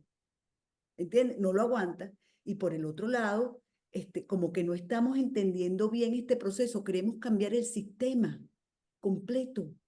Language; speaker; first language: Spanish; native; Spanish